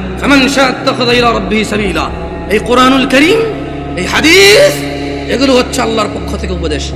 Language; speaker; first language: Bangla; early bilingual, heritage; Bangla